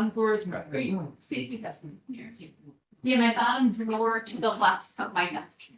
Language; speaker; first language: English; native; English